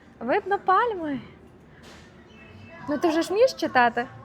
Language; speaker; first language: Ukrainian; native; Ukrainian